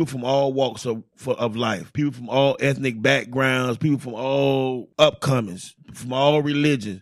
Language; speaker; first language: English; native; English